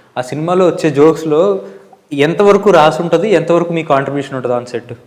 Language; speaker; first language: Telugu; native; Telugu